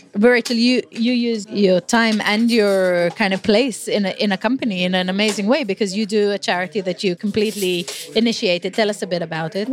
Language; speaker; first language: English; non-native, fluent; Hebrew